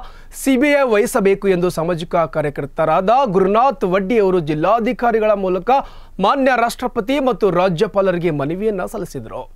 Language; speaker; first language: Kannada; native; Kannada